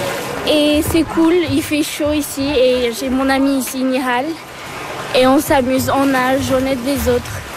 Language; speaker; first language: French; early bilingual, other home language; Turkish